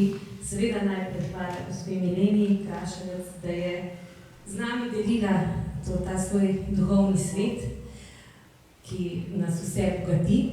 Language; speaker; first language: Slovenian; native; Slovenian